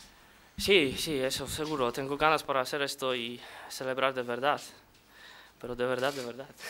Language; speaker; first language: Spanish; non-native, fluent; Polish